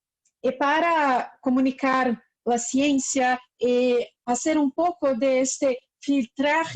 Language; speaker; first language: Spanish; non-native, learner; Portuguese